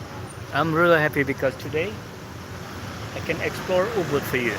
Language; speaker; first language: English; non-native, learner; Indonesian